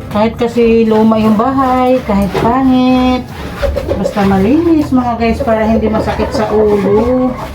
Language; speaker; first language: Filipino; native; Filipino